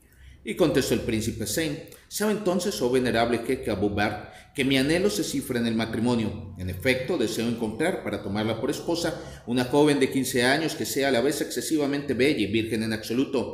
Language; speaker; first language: Spanish; native; Spanish